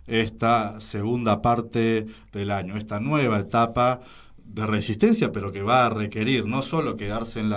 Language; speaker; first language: Spanish; native; Spanish